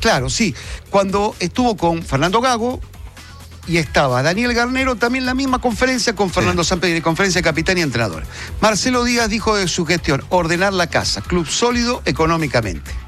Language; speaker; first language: Spanish; native; Spanish